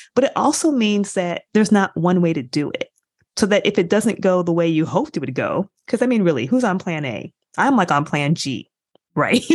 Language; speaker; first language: English; native; English